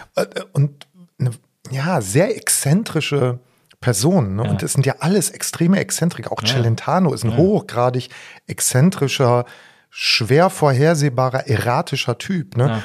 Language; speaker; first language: German; native; German